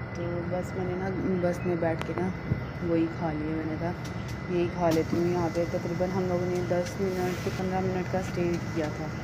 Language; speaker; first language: Urdu; native; Urdu